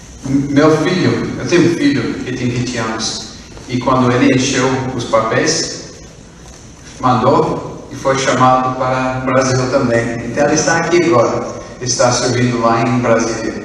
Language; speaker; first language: Portuguese; non-native, fluent; English